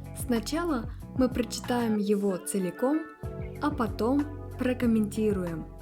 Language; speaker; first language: Russian; native; Russian